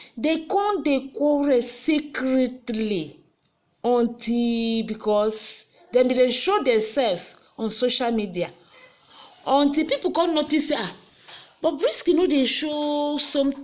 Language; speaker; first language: Nigerian Pidgin; native; Nigerian Pidgin